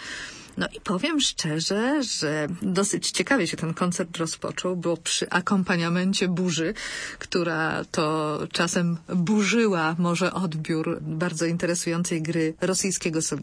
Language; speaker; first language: Polish; native; Polish